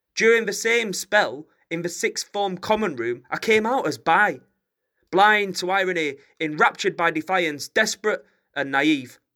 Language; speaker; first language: English; native; English